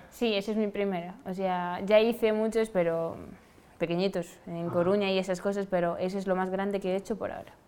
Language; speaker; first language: Spanish; non-native, fluent; Wolof